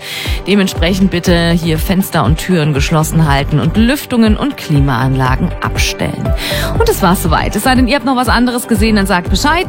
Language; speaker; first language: German; native; German